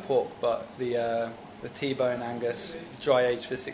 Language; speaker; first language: English; native; English